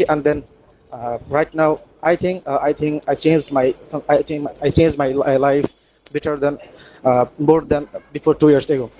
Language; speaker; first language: English; non-native, learner; Bangla